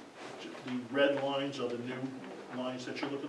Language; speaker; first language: English; native; English